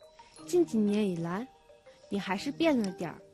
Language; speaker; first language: Chinese; non-native, fluent; Mongolian